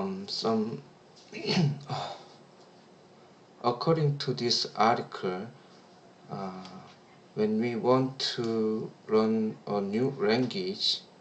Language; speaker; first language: English; non-native, learner; Korean